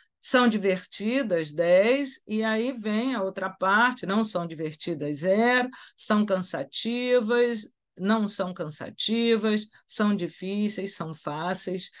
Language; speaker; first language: Portuguese; native; Portuguese